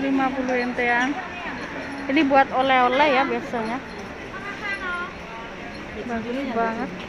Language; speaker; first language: Indonesian; non-native, local second language; Javanese